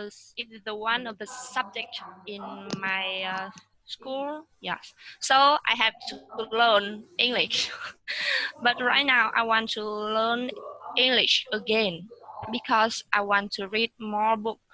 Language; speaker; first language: English; non-native, learner; Vietnamese